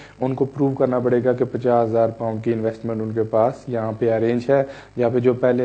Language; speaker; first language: Urdu; native; Urdu